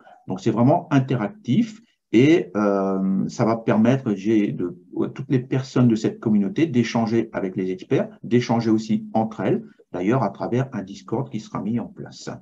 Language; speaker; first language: French; native; French